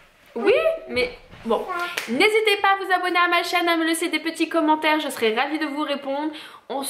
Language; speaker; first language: French; native; French